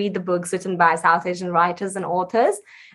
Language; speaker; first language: English; non-native, local second language; Punjabi